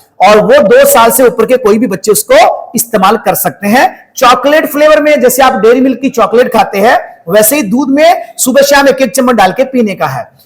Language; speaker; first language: Hindi; native; Hindi